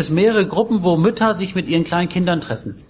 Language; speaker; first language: German; native; German